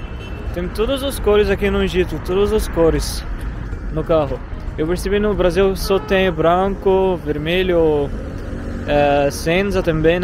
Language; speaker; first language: Portuguese; non-native, fluent; Arabic